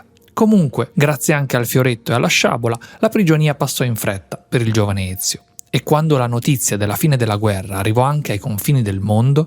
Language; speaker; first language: Italian; native; Italian